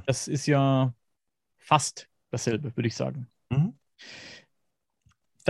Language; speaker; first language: German; native; German